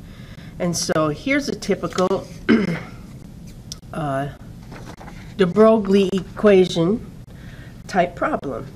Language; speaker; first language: English; native; English